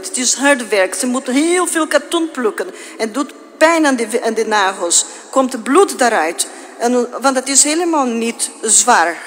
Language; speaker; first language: Dutch; non-native, fluent; Portuguese